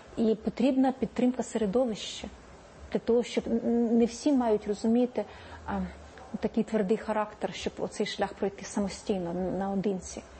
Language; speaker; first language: Ukrainian; native; Ukrainian